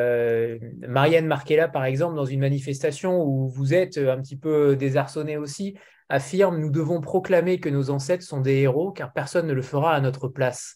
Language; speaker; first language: French; native; French